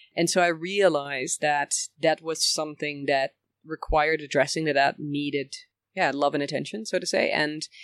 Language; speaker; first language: English; early bilingual, other home language; Dutch